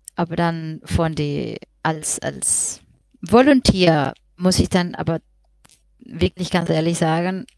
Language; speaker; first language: German; non-native, fluent; Spanish